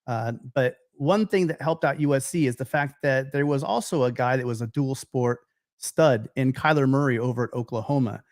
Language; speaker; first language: English; native; English